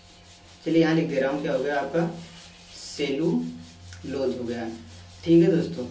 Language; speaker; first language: Hindi; native; Hindi